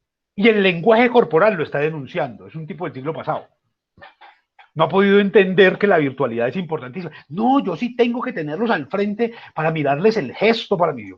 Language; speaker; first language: Spanish; native; Spanish